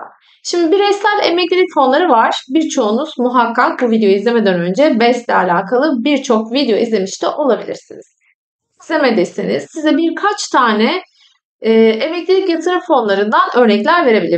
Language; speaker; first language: Turkish; native; Turkish